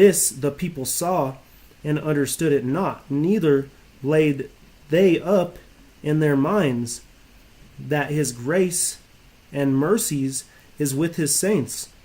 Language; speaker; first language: English; native; English